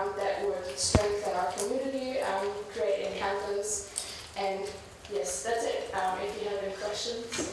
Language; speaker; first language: English; non-native, fluent; German